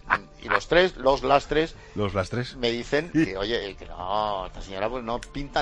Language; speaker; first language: Spanish; native; Spanish